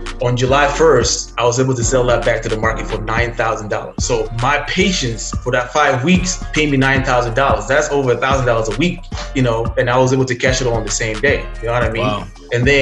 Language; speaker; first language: English; non-native, fluent; Arabic